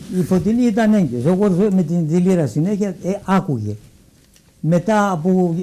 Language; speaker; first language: Greek; native; Greek